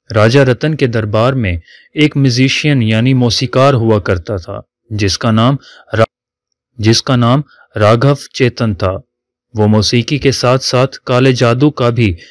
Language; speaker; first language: Urdu; native; Urdu